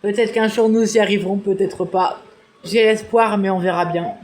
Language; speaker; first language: French; native; French